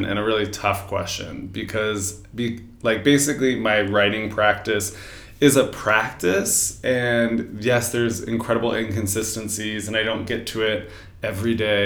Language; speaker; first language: English; native; English